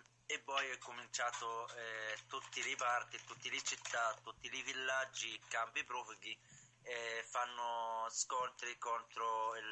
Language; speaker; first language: Italian; non-native, learner; Arabic